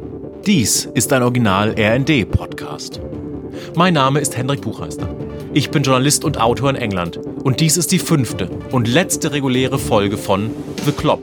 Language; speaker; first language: German; native; German